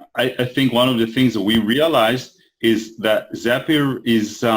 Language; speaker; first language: English; non-native, fluent; Hebrew